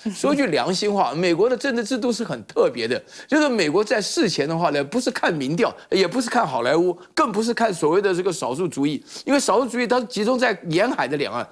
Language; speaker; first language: Chinese; native; Chinese